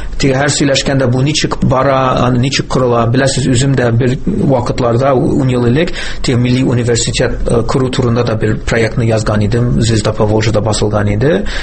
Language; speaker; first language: Tatar; early bilingual, heritage; Tatar